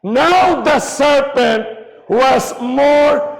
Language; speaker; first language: English; non-native, local second language; Filipino